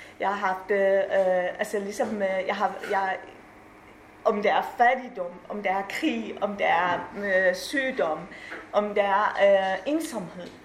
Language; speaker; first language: Danish; non-native, fluent; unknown